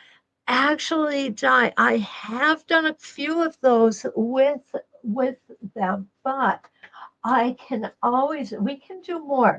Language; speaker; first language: English; native; English